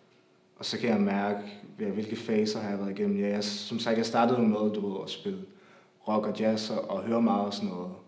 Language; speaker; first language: Danish; native; Danish